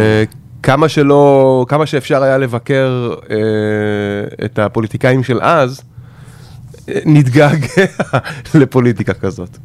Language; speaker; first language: Hebrew; native; Hebrew